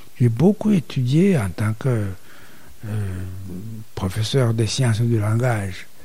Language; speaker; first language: French; non-native, local second language; Rundi